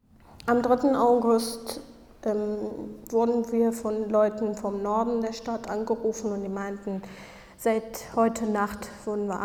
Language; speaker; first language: German; non-native, fluent; Kurdish